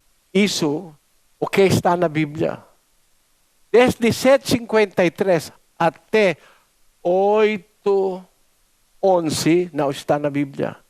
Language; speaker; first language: Portuguese; non-native, learner; Filipino